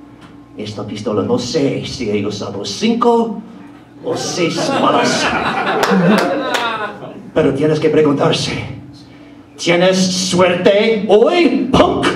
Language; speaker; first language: Spanish; non-native, learner; English